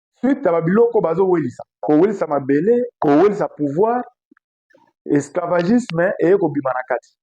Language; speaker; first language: Lingala; non-native, local second language; Kituba (Democratic Republic of Congo)